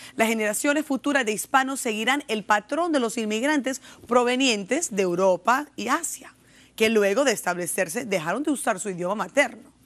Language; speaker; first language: Spanish; early bilingual, heritage; Spanish